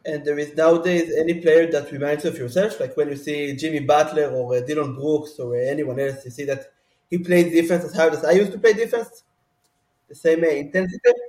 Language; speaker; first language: English; non-native, fluent; Hebrew